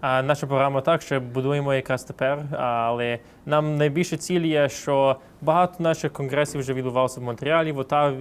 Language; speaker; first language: Ukrainian; early bilingual, heritage; English